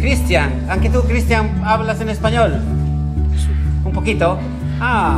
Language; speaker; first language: Italian; native; Italian